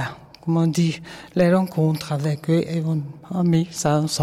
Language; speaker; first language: French; non-native, learner; Dutch